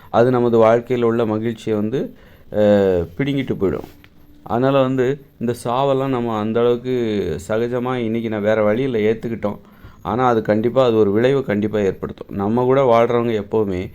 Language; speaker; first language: Tamil; native; Tamil